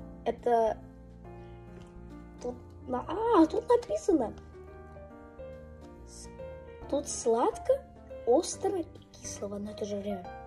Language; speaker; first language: Russian; early bilingual, heritage; Russian